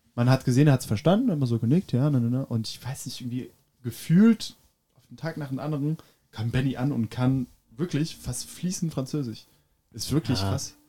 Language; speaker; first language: German; non-native, fluent; French